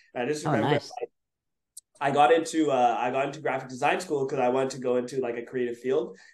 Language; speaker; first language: English; native; English